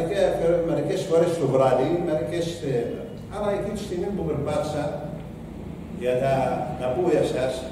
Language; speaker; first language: Greek; non-native, learner; Arabic